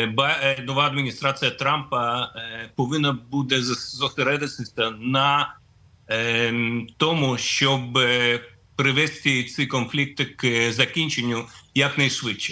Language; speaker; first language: Ukrainian; non-native, fluent; Russian